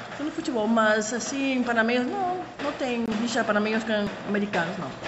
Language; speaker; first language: Portuguese; non-native, fluent; Spanish